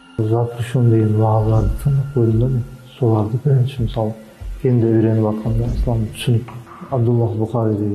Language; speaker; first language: Kazakh; non-native, local second language; Uzbek